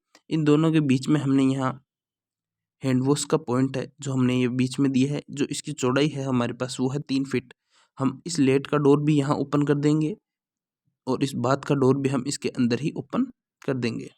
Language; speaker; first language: Hindi; native; Hindi